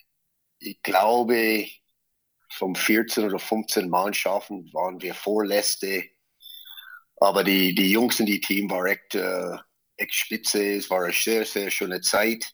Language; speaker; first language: German; non-native, fluent; English